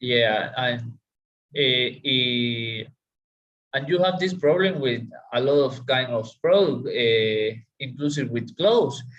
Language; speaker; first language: English; non-native, learner; Spanish